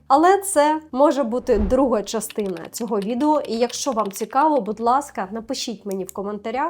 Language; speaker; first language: Ukrainian; native; Ukrainian